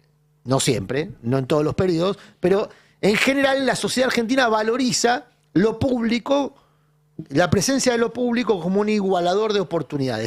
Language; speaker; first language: Spanish; native; Spanish